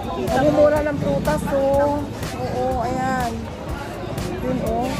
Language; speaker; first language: Filipino; native; Filipino